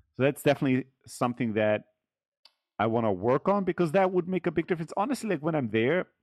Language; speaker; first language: English; early bilingual, heritage; German